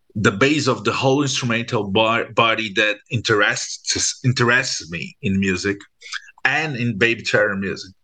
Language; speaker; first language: English; non-native, fluent; Portuguese